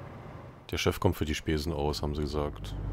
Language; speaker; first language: German; native; German